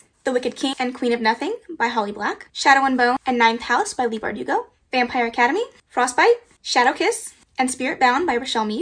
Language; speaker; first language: English; native; English